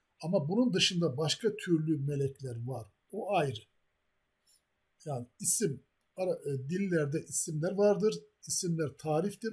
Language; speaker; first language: Turkish; native; Turkish